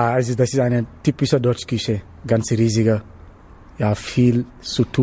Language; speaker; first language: German; non-native, learner; Wolof